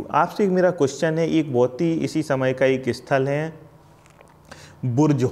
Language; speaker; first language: Hindi; native; Hindi